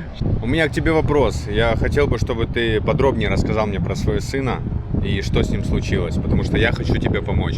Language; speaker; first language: Russian; native; Russian